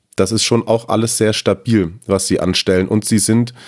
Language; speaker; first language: German; non-native, fluent; French